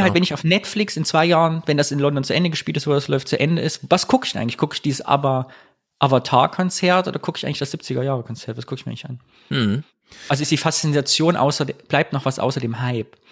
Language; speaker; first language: German; native; German